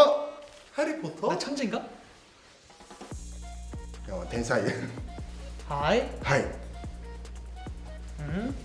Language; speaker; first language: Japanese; non-native, learner; Korean